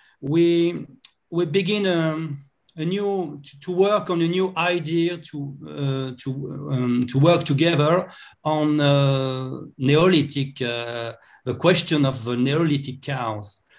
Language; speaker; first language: English; non-native, learner; French